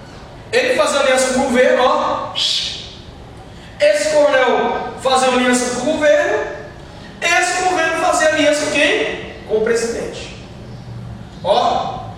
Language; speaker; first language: Portuguese; native; Portuguese